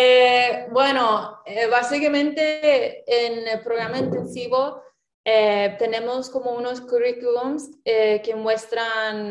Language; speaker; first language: Spanish; non-native, fluent; English